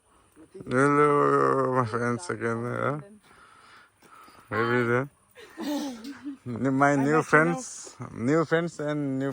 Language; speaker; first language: English; non-native, learner; Nepali